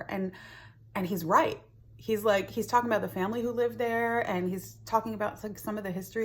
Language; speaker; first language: English; native; English